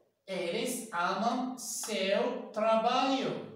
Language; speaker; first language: Portuguese; non-native, learner; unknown